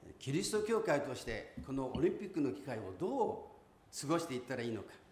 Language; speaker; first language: Japanese; native; Japanese